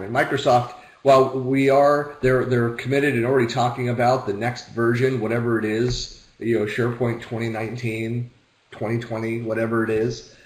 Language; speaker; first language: English; native; English